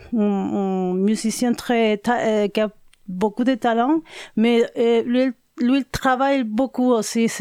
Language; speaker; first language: French; non-native, learner; Spanish